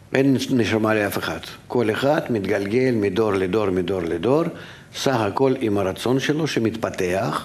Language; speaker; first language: Hebrew; non-native, fluent; Russian